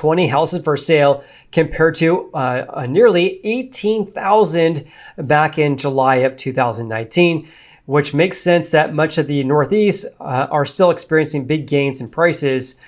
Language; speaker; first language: English; native; English